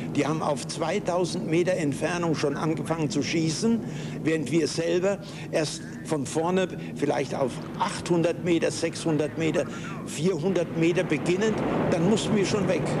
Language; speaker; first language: German; native; German